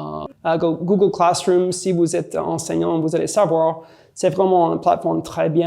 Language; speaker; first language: French; non-native, fluent; English